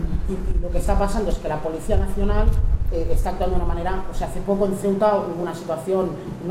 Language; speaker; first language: Spanish; native; Spanish